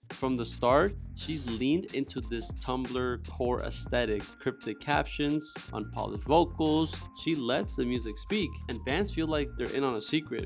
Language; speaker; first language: English; native; English